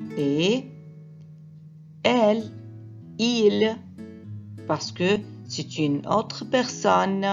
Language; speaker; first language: French; non-native, fluent; Arabic